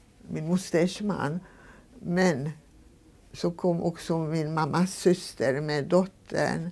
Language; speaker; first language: Swedish; non-native, fluent; Hungarian